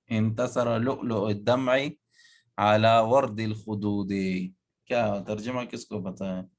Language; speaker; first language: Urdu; non-native, local second language; Pashto